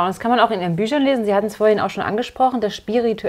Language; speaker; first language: German; native; German